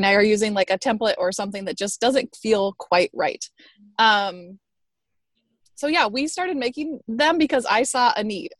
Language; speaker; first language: English; native; English